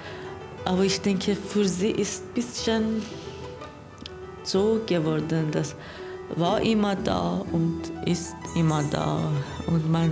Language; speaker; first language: German; non-native, learner; Persian